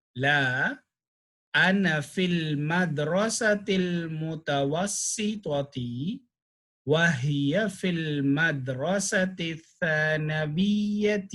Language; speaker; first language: Arabic; non-native, fluent; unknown